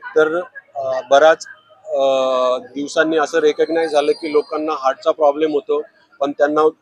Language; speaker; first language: Marathi; native; Marathi